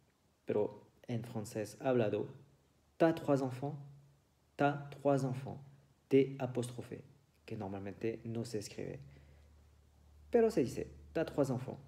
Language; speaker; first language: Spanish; non-native, fluent; French